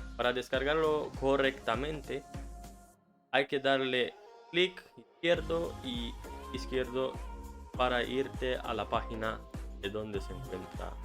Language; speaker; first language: Spanish; non-native, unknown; Romanian